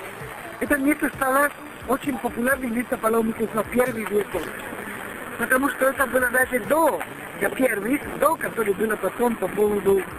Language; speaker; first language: Russian; non-native, learner; Italian